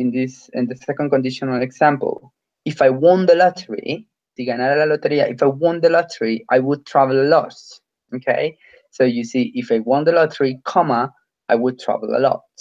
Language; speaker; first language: English; non-native, fluent; Spanish